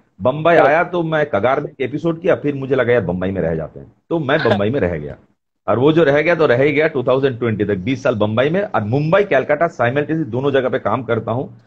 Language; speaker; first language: Hindi; non-native, local second language; Bangla